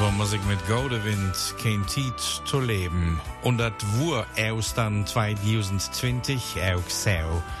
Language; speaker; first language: German; native; German